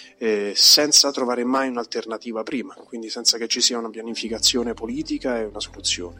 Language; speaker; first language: Italian; native; Italian